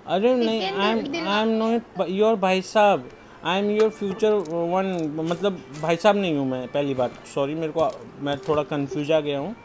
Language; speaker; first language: Hindi; native; Hindi